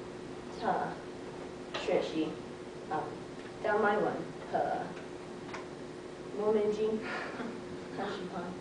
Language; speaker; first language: Chinese; non-native, learner; English